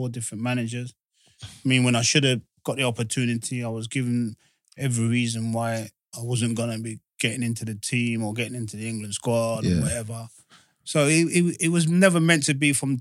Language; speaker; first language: English; native; English